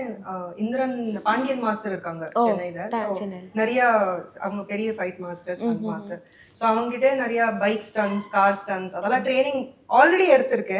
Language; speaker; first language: Tamil; non-native, local second language; Hindi